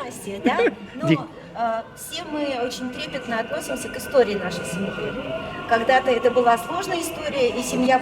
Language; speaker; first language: Russian; native; Russian